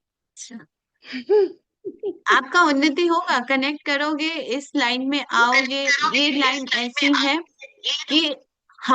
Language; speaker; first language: Hindi; native; Hindi